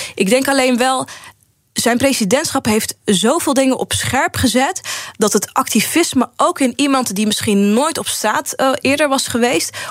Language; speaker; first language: Dutch; early bilingual, other home language; Arabic